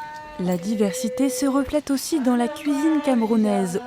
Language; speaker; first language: French; native; French